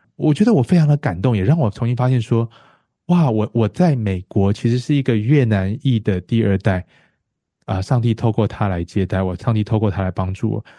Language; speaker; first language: Chinese; native; Chinese